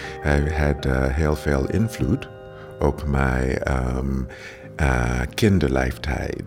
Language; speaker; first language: Dutch; non-native, learner; English